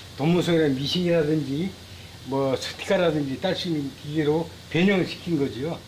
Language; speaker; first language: Korean; native; Korean